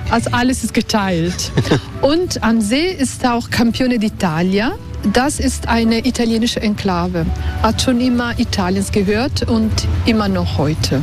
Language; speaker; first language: German; non-native, local second language; Italian